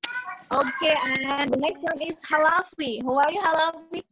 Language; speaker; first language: English; non-native, fluent; Indonesian